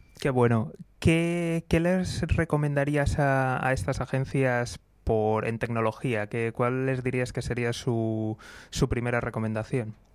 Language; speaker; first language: Spanish; native; Spanish